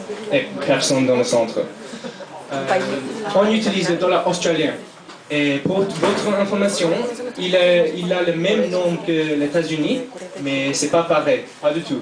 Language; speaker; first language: French; non-native, fluent; English